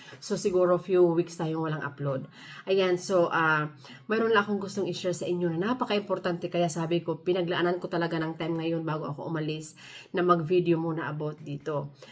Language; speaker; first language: Filipino; native; Filipino